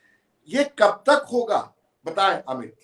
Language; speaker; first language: Hindi; native; Hindi